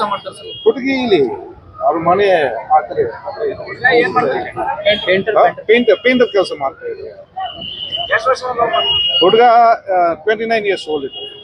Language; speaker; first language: Kannada; non-native, local second language; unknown